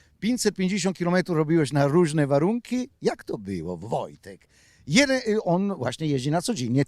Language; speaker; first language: Polish; non-native, learner; Italian